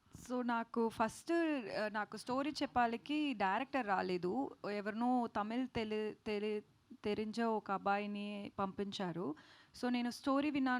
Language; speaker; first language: Telugu; non-native, learner; Tamil